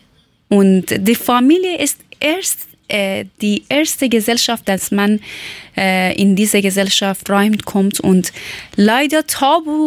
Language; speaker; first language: German; non-native, learner; Persian